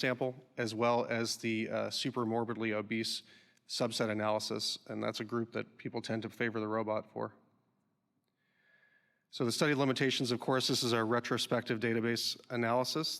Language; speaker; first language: English; native; English